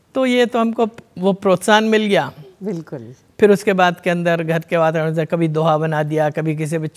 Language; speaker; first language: Hindi; non-native, local second language; Marwari